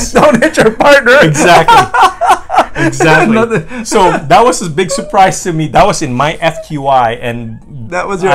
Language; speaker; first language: English; non-native, local second language; Filipino